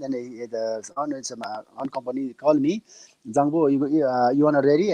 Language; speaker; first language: English; non-native, learner; Nepali